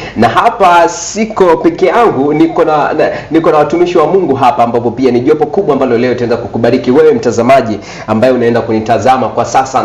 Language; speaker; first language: Swahili; native; Swahili